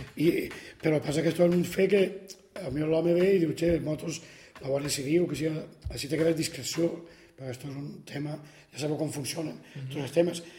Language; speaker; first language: Catalan; native; Catalan